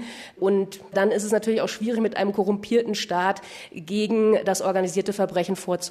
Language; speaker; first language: German; native; German